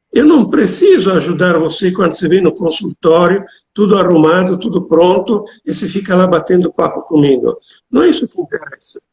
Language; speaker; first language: Portuguese; non-native, fluent; Italian